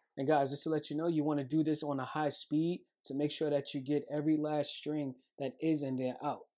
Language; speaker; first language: English; native; English